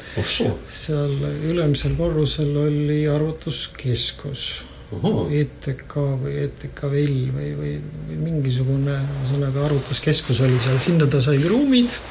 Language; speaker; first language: Estonian; native; Estonian